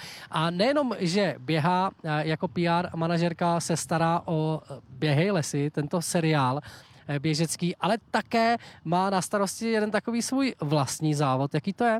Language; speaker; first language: Czech; native; Czech